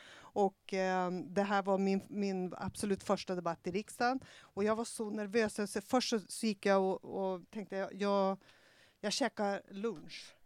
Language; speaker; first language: Swedish; native; Swedish